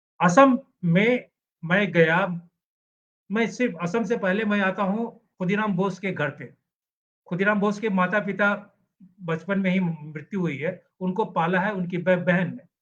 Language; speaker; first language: Hindi; native; Hindi